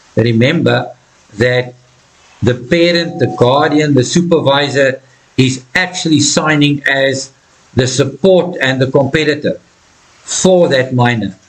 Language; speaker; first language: English; non-native, local second language; Afrikaans